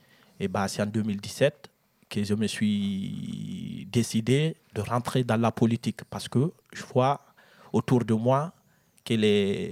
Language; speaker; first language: French; non-native, local second language; Fula